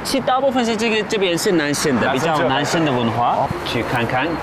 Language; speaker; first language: Chinese; non-native, fluent; Turkish